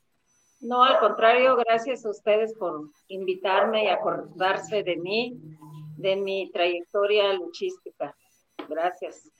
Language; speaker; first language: Spanish; native; Spanish